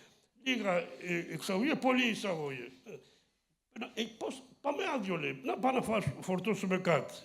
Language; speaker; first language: Greek; early bilingual, heritage; Greek